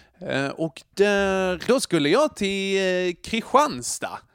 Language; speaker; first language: Swedish; native; Swedish